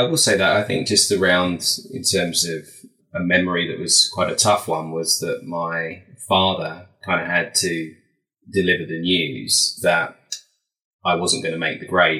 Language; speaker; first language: English; native; English